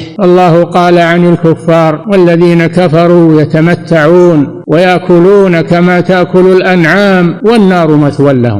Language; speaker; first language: Arabic; native; Arabic